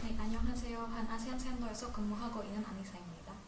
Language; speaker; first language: Korean; non-native, fluent; Indonesian